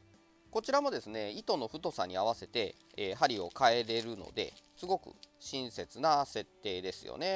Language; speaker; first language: Japanese; native; Japanese